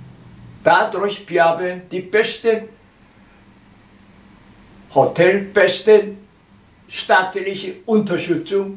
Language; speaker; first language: German; non-native, learner; Korean